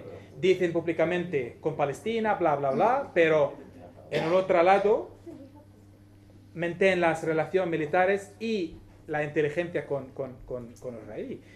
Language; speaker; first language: Spanish; non-native, learner; Arabic